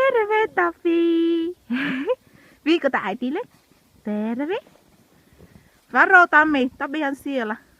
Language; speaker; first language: Finnish; non-native, learner; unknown